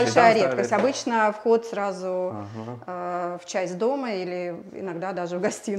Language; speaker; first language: Russian; native; Russian